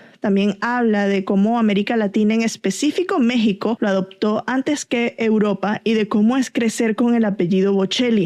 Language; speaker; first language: Spanish; native; Spanish